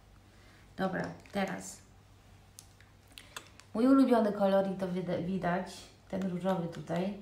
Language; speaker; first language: Polish; early bilingual, heritage; Polish